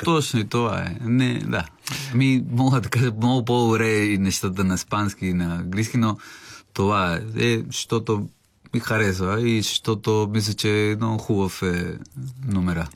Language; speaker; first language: Bulgarian; non-native, learner; Spanish